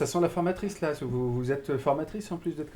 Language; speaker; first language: French; native; French